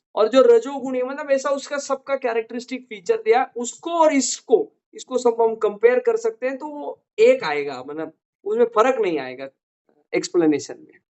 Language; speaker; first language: Hindi; non-native, local second language; Marathi